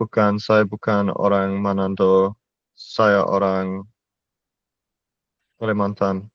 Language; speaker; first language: Indonesian; non-native, learner; English